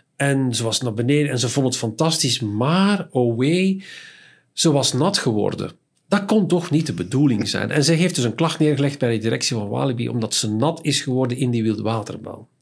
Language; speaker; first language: Dutch; native; Dutch